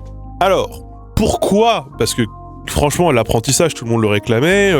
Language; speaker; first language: French; native; French